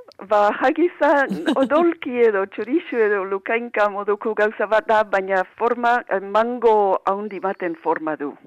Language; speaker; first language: Basque; non-native, fluent; English